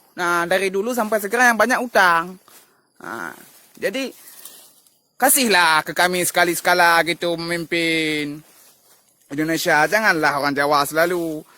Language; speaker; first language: Malay; non-native, local second language; Achinese